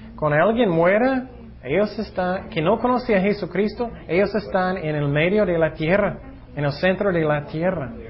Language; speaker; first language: Spanish; non-native, fluent; English